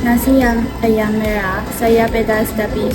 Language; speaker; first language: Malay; non-native, learner; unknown